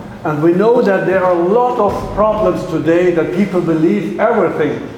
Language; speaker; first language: English; non-native, fluent; German